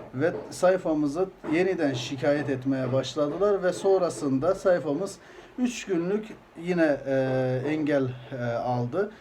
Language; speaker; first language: Turkish; early bilingual, heritage; Azerbaijani